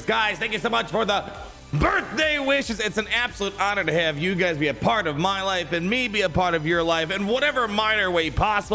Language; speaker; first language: English; native; English